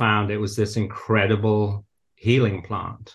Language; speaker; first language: English; native; English